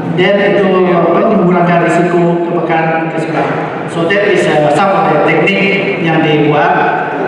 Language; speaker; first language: Malay; non-native, local second language; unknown